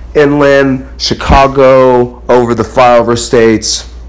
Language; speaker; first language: English; early bilingual, other home language; Akan